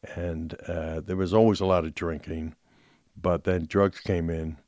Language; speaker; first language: English; native; English